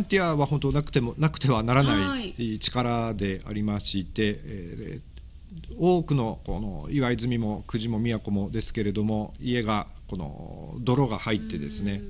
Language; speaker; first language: Japanese; native; Japanese